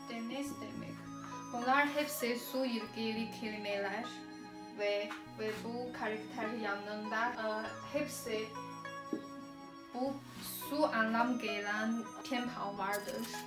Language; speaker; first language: Turkish; non-native, learner; Chinese